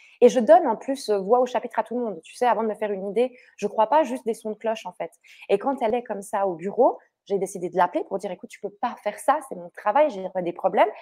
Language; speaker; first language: French; early bilingual, other home language; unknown